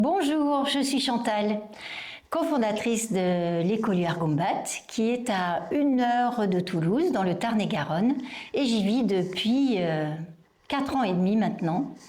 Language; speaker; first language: French; native; French